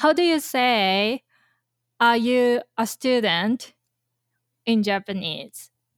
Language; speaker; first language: English; non-native, fluent; Japanese